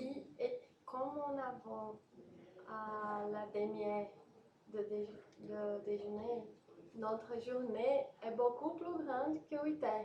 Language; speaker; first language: French; non-native, learner; Portuguese